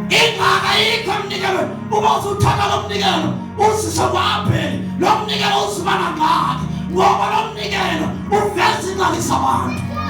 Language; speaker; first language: Zulu; non-native, local second language; Xhosa